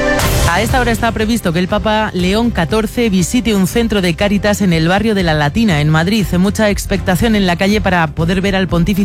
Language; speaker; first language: Spanish; native; Spanish